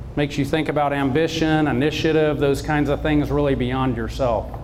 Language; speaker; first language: English; native; English